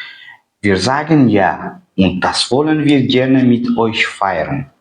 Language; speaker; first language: German; non-native, fluent; Uzbek